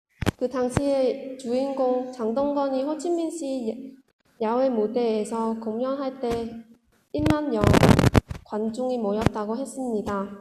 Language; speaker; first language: Korean; non-native, fluent; Vietnamese